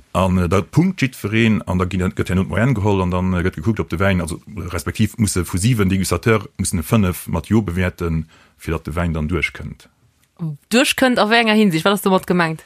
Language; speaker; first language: Luxembourgish; native; Luxembourgish